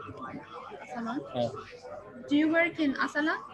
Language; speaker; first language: English; non-native, fluent; Arabic